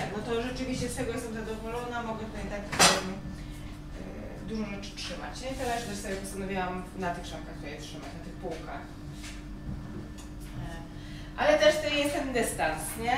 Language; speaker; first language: Polish; native; Polish